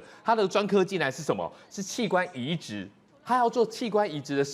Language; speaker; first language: Chinese; native; Chinese